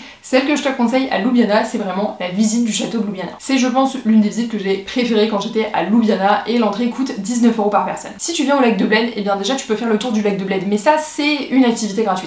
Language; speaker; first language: French; native; French